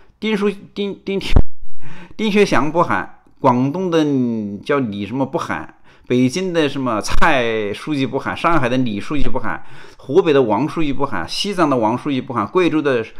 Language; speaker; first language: Chinese; native; Chinese